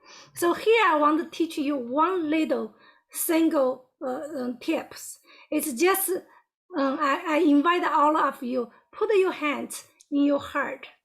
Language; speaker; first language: English; non-native, fluent; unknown